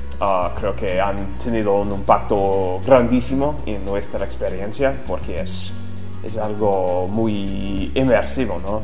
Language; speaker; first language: Spanish; non-native, fluent; English